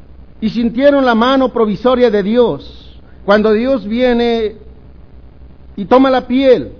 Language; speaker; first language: Spanish; native; Spanish